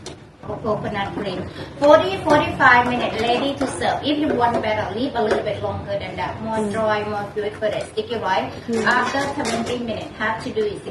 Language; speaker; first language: English; non-native, learner; Thai